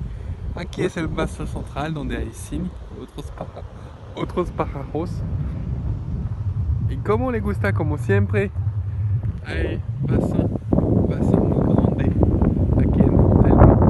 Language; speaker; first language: Spanish; non-native, learner; French